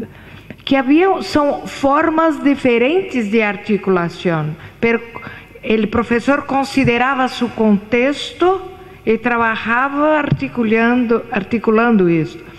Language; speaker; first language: Spanish; non-native, fluent; Portuguese